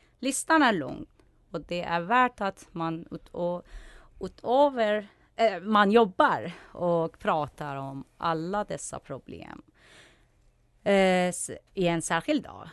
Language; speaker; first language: Swedish; non-native, fluent; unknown